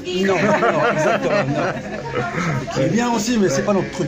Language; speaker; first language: French; early bilingual, heritage; French